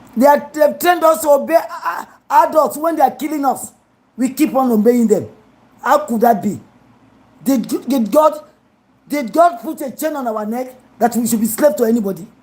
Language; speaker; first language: English; non-native, local second language; Yoruba